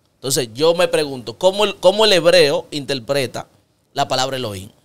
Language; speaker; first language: Spanish; native; Spanish